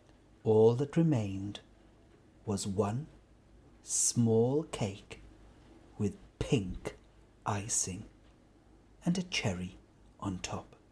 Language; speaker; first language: English; native; English